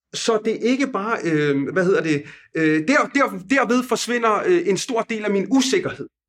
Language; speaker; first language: Danish; non-native, fluent; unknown